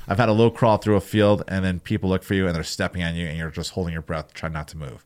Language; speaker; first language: English; native; English